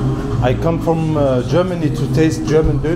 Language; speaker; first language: English; non-native, learner; German